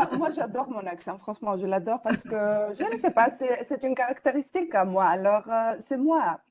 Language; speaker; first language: French; non-native, fluent; Greek